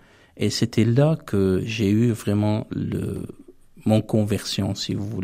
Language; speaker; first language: French; non-native, fluent; Armenian